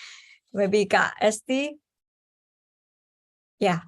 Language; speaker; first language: English; non-native, fluent; Indonesian